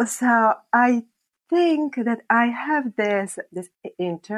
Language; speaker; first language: English; non-native, fluent; Slovak